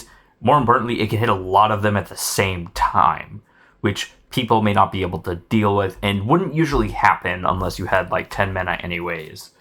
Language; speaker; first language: English; native; English